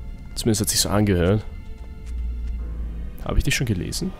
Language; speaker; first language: German; native; German